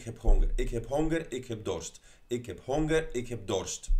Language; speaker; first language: Dutch; non-native, learner; Polish